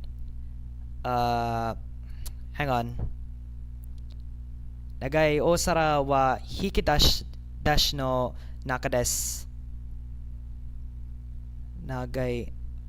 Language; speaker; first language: Japanese; non-native, learner; English